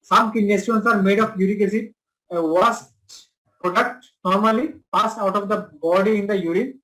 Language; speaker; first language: English; non-native, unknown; Bangla